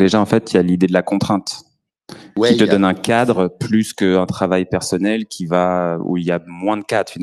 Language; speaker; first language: French; native; French